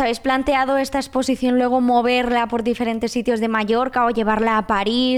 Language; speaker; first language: Spanish; non-native, local second language; Catalan